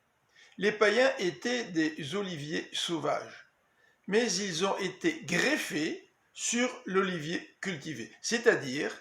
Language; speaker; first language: French; native; French